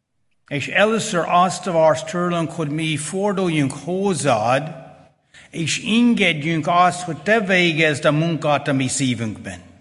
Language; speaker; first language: Hungarian; early bilingual, heritage; Hungarian